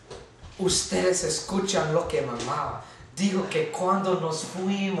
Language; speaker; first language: Spanish; non-native, learner; English